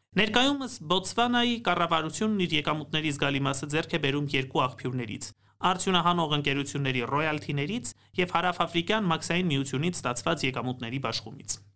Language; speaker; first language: Armenian; native; Armenian